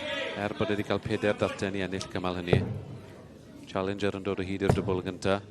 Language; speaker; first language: Welsh; native; Welsh